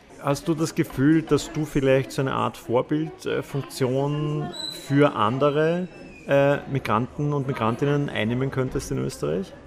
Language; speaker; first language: German; native; German